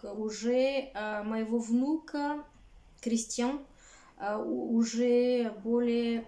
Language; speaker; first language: Russian; non-native, learner; Bulgarian